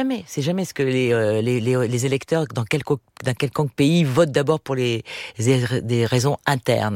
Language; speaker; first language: French; native; French